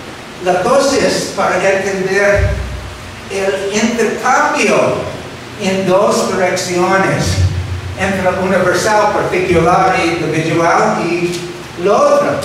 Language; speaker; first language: Spanish; non-native, fluent; English